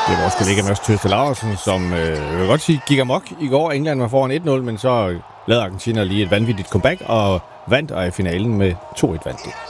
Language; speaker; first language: Danish; native; Danish